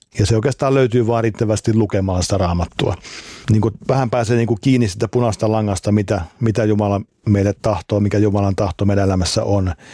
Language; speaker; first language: Finnish; native; Finnish